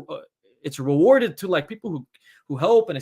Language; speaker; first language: English; native; English